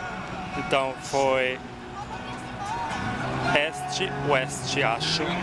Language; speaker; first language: Portuguese; non-native, fluent; German